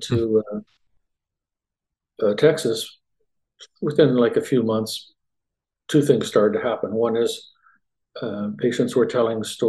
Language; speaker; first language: English; native; English